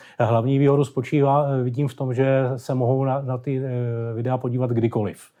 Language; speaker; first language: Czech; native; Czech